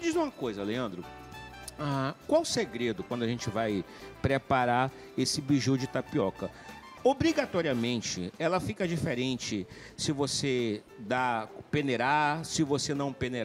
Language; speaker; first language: Portuguese; native; Portuguese